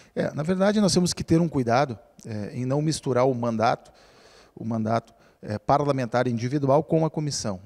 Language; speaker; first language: Portuguese; native; Portuguese